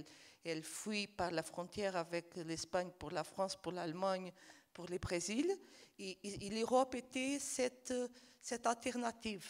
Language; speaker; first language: French; non-native, fluent; Portuguese